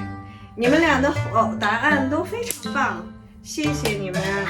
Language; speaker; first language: Chinese; native; Chinese